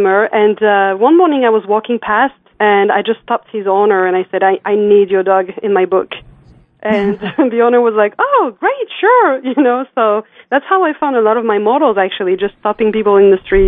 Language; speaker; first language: English; non-native, fluent; French